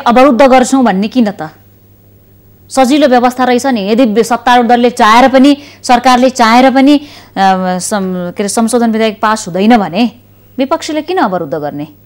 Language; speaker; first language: Nepali; native; Nepali